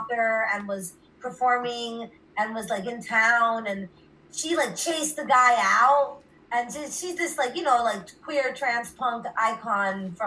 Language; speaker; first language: English; native; English